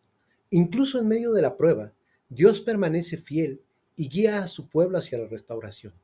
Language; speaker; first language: Spanish; native; Spanish